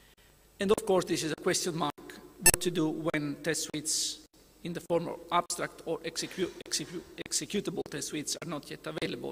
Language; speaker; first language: English; non-native, fluent; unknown